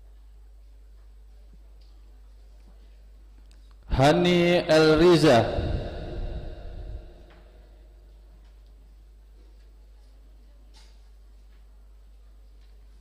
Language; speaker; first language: Indonesian; native; Indonesian